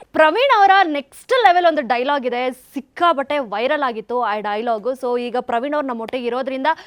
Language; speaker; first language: Kannada; native; Kannada